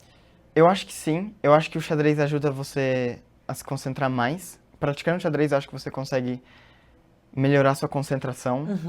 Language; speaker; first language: Portuguese; early bilingual, heritage; Portuguese